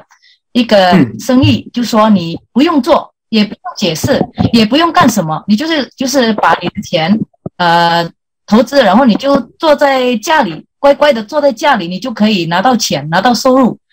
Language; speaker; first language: Chinese; early bilingual, heritage; Indonesian